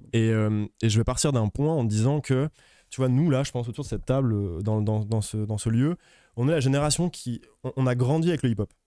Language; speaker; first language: French; native; French